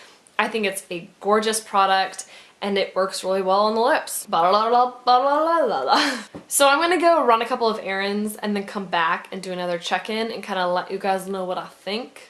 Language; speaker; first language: English; native; English